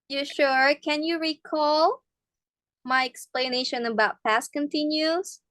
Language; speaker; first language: English; non-native, fluent; Indonesian